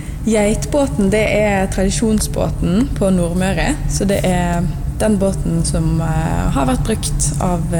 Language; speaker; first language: Norwegian; native; Norwegian